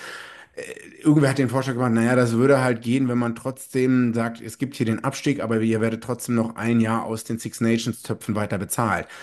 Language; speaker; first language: German; native; German